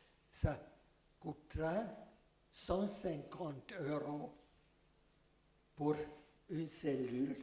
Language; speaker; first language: French; non-native, fluent; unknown